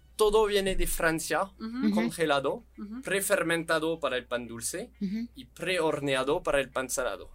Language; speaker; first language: Spanish; non-native, fluent; French